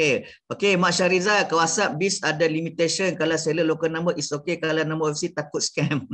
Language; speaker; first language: Malay; native; Malay